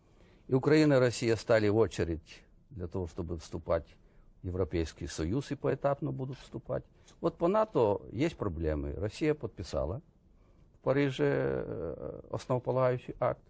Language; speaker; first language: Russian; non-native, local second language; Ukrainian